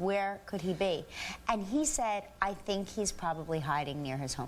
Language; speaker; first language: English; native; English